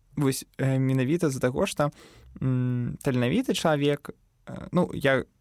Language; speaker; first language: Belarusian; non-native, local second language; Russian